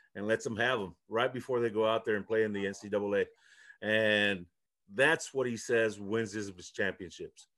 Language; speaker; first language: English; early bilingual, other home language; Spanish